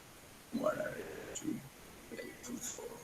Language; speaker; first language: English; non-native, learner; Spanish